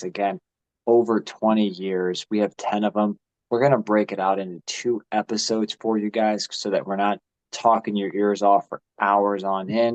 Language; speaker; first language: English; native; English